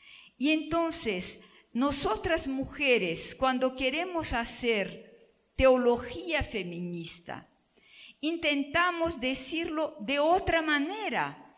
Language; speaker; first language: Spanish; non-native, fluent; Portuguese